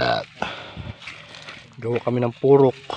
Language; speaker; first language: Filipino; non-native, local second language; Cebuano